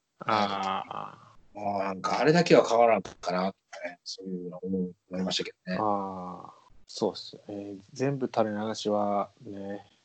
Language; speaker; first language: Japanese; native; Japanese